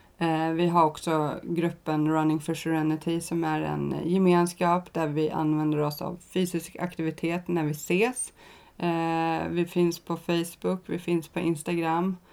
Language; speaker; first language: Swedish; native; Swedish